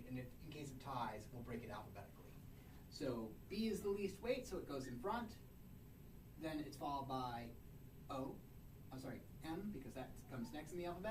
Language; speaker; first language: English; native; English